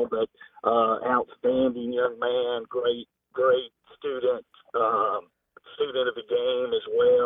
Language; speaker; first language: English; native; English